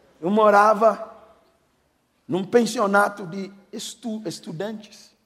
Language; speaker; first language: Portuguese; non-native, fluent; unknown